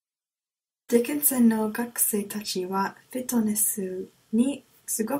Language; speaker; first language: Japanese; non-native, learner; English